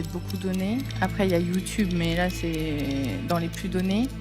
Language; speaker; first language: French; native; French